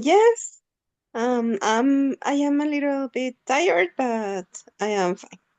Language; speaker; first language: English; non-native, learner; Spanish